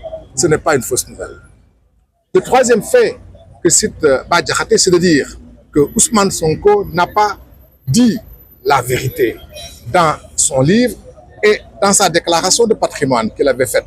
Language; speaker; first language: French; non-native, local second language; Wolof